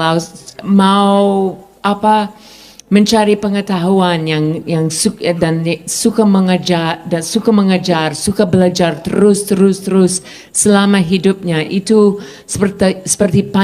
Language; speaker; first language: Indonesian; non-native, fluent; English